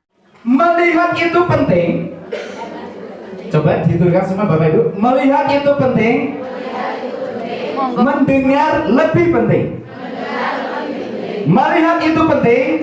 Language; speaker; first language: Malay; non-native, local second language; Javanese